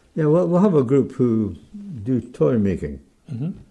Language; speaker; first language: English; native; English